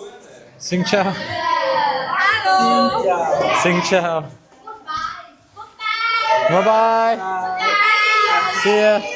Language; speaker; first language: English; non-native, fluent; Lithuanian